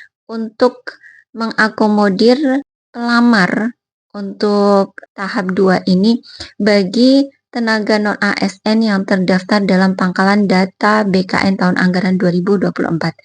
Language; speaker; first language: Indonesian; native; Indonesian